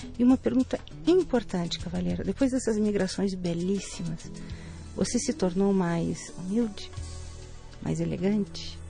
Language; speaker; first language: Portuguese; native; Portuguese